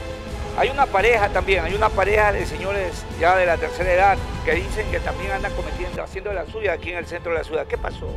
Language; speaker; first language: Spanish; native; Spanish